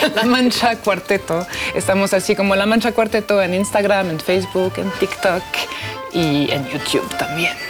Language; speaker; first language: Spanish; non-native, fluent; French